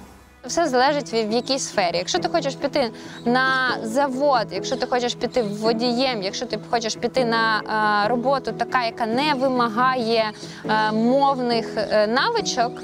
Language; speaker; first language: Ukrainian; native; Ukrainian